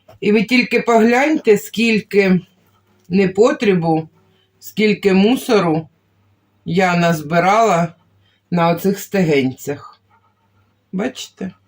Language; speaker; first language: Ukrainian; non-native, local second language; Russian